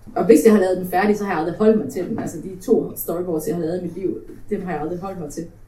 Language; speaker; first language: Danish; early bilingual, other home language; Polish